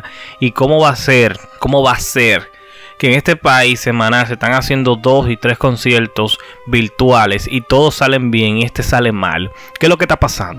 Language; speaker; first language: Spanish; native; Spanish